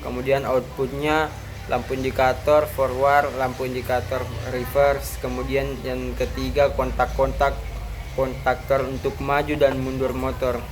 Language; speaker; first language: Indonesian; native; Indonesian